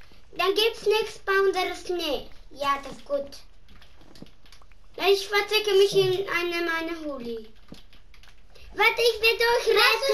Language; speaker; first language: German; non-native, learner; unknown